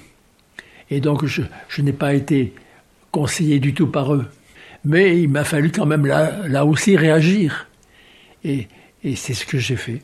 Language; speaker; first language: French; native; French